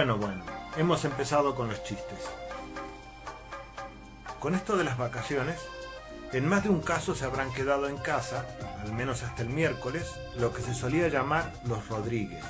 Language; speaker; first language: Spanish; native; Spanish